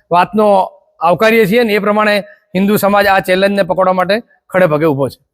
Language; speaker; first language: Gujarati; native; Gujarati